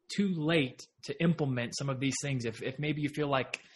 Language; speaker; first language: English; native; English